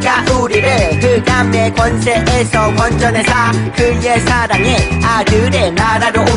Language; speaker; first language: Korean; native; Korean